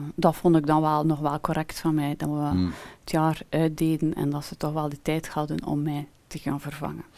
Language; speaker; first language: Dutch; native; Dutch